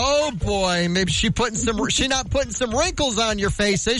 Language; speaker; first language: English; native; English